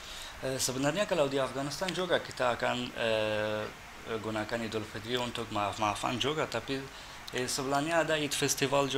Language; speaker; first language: Indonesian; non-native, fluent; Persian